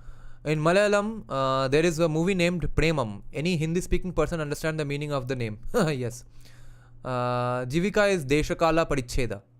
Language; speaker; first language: English; non-native, local second language; Bangla